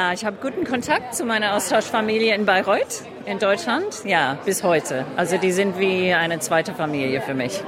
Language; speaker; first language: German; non-native, fluent; English